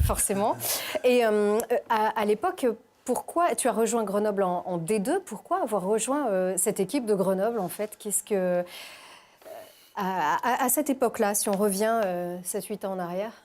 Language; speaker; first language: French; native; French